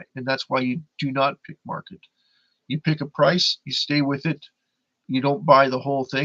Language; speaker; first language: English; native; English